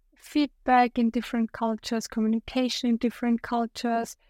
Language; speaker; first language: English; non-native, fluent; German